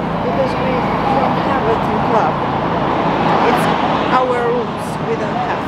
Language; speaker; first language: English; non-native, learner; Russian